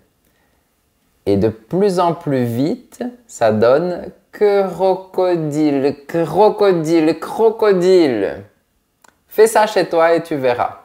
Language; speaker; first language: French; native; French